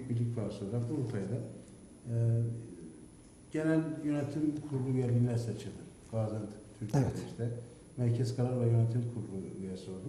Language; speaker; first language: Turkish; native; Turkish